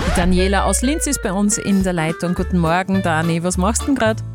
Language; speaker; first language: German; native; German